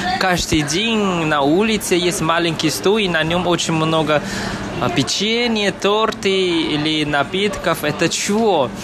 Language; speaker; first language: Russian; non-native, fluent; Chinese